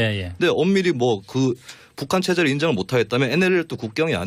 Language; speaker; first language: Korean; native; Korean